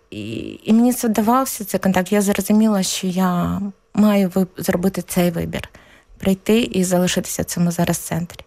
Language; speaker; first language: Ukrainian; native; Ukrainian